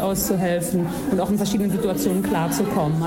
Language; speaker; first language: German; native; German